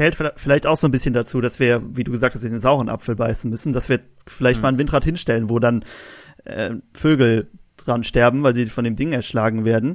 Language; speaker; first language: German; native; German